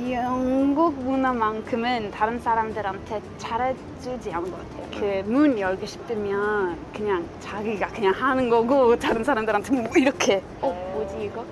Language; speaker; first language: Korean; non-native, fluent; English